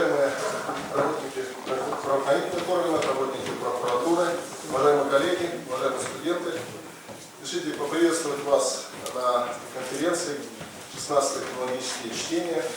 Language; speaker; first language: Russian; native; Russian